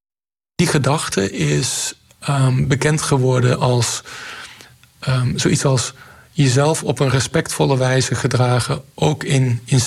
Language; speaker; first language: Dutch; native; Dutch